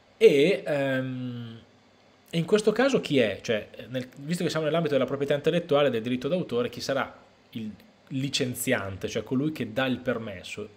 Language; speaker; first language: Italian; native; Italian